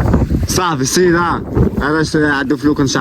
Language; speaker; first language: Arabic; native; Arabic